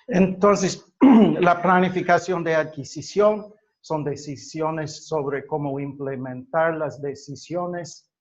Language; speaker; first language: Spanish; non-native, fluent; English